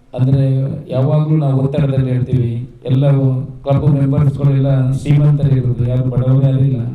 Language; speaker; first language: Kannada; non-native, local second language; Tulu